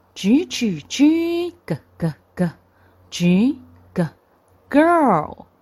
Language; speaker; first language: English; non-native, fluent; Chinese